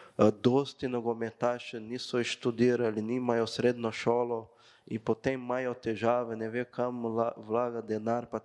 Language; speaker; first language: Slovenian; non-native, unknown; Portuguese